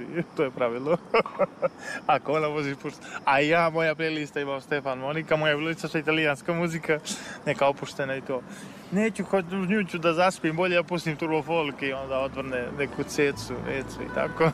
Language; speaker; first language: Serbian; native; Serbian